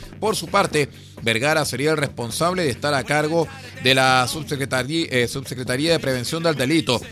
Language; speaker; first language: Spanish; native; Spanish